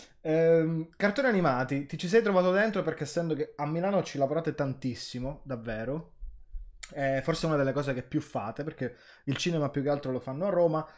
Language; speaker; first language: Italian; native; Italian